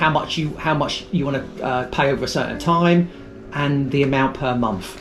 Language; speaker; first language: English; native; English